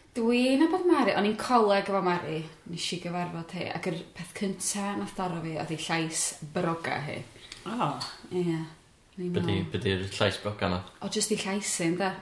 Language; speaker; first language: Welsh; native; Welsh